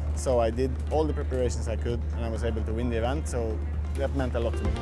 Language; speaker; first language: English; non-native, fluent; Swedish